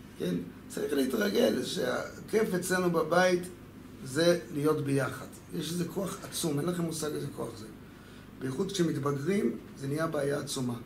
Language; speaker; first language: Hebrew; non-native, fluent; French